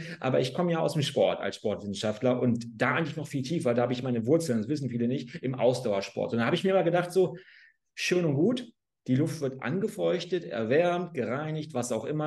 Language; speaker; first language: German; native; German